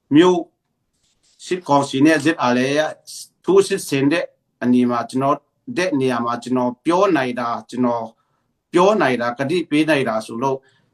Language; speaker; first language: Burmese; non-native, local second language; Tedim Chin